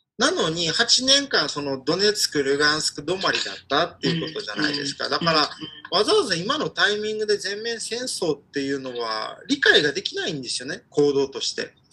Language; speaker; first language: Japanese; non-native, fluent; Ukrainian